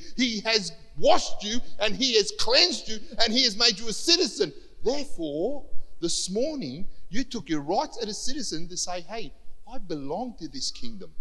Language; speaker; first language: English; early bilingual, other home language; Greek